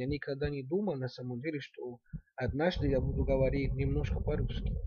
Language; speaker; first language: Russian; non-native, learner; Spanish